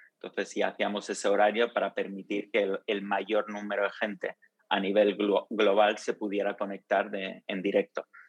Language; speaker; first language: Spanish; early bilingual, other home language; Italian